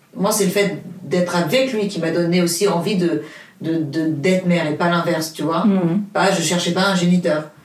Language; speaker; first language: French; non-native, fluent; Portuguese